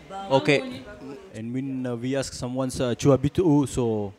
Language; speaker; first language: English; non-native, learner; Pashto